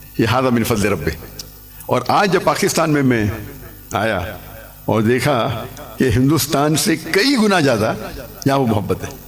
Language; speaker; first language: Urdu; non-native, local second language; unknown